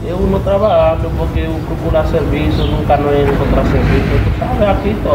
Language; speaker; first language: Portuguese; non-native, learner; Haitian Creole